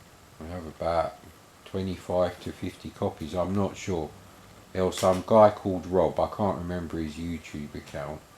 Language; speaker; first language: English; native; English